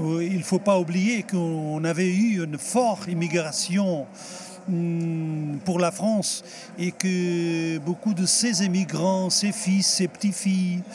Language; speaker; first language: French; non-native, fluent; Portuguese